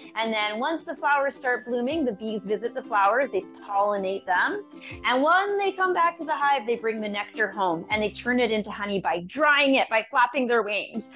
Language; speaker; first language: English; native; English